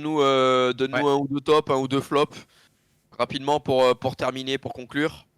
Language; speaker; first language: French; native; French